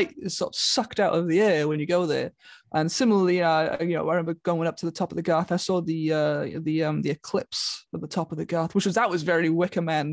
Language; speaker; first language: English; native; English